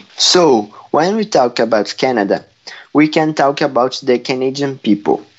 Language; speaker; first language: English; non-native, fluent; Portuguese